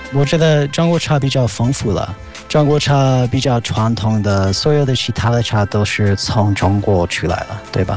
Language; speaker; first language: Chinese; non-native, fluent; English